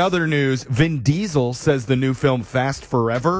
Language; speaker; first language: English; native; English